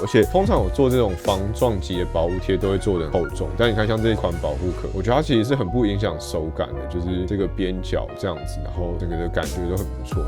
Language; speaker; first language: Chinese; native; Chinese